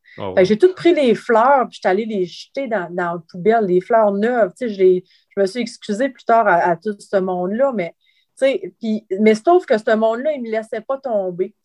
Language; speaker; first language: French; native; French